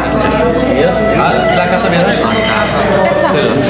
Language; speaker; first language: Polish; native; Polish